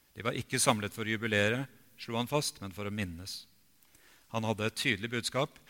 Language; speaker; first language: Norwegian; native; Norwegian